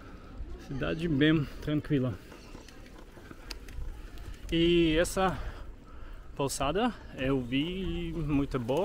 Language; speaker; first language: Portuguese; non-native, learner; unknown